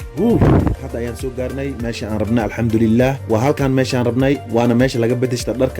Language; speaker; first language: Somali; native; Somali